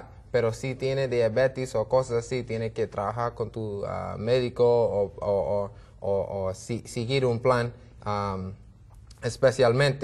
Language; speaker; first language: Spanish; non-native, learner; English